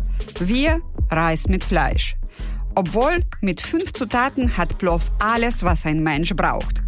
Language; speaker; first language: German; non-native, fluent; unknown